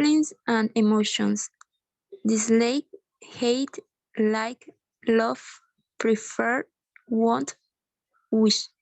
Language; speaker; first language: English; non-native, learner; Spanish